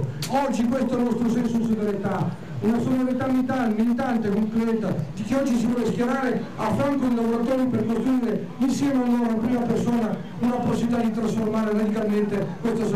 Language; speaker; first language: Italian; native; Italian